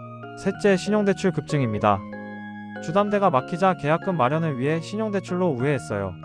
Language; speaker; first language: Korean; native; Korean